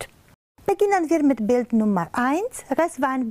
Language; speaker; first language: German; non-native, fluent; Romanian